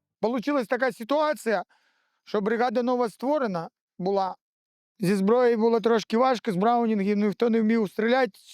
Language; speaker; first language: Ukrainian; non-native, local second language; Russian